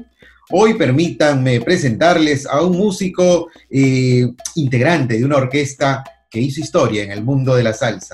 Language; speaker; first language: Spanish; native; Spanish